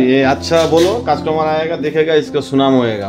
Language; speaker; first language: Hindi; non-native, learner; Bangla